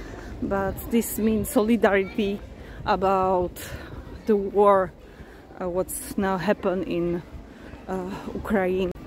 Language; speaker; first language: English; non-native, learner; Slovak